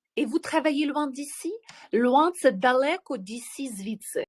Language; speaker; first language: French; non-native, fluent; Ukrainian